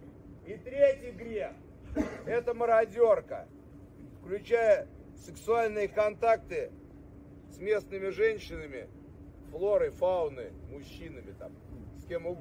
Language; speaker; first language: Russian; native; Russian